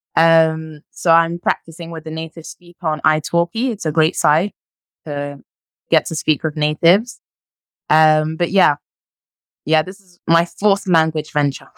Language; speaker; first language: English; early bilingual, other home language; French